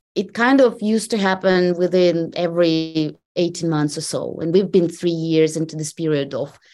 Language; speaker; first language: English; non-native, fluent; Russian